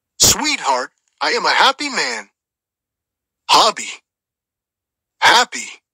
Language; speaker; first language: English; non-native, learner; Russian